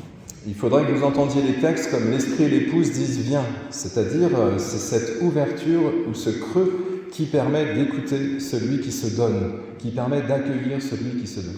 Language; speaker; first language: French; native; French